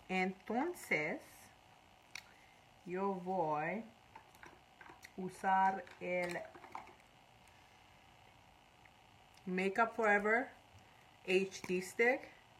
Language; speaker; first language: Spanish; non-native, learner; Persian